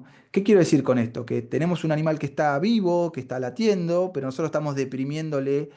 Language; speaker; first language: Spanish; native; Spanish